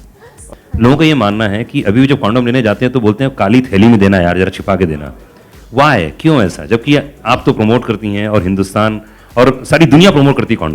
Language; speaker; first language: Hindi; native; Hindi